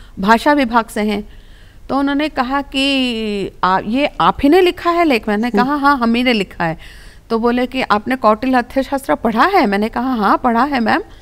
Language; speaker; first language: Hindi; non-native, local second language; Telugu